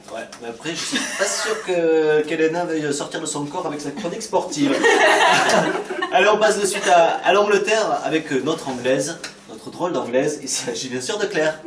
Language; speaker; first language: French; native; French